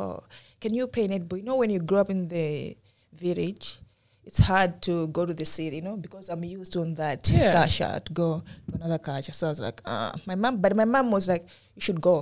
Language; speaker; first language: English; non-native, local second language; Tumbuka